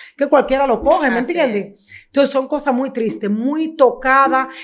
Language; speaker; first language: Spanish; native; Spanish